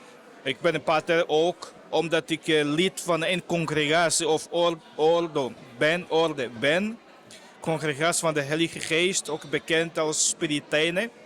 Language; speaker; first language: Dutch; non-native, fluent; Portuguese